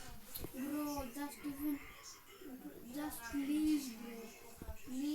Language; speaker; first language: English; non-native, learner; Greek